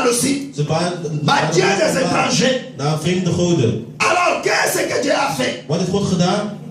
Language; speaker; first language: Dutch; non-native, learner; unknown